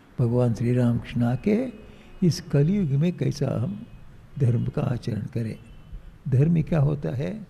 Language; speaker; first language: Hindi; non-native, local second language; Tamil